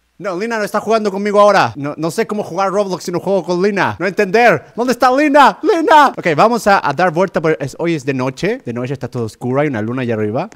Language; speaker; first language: Spanish; non-native, learner; English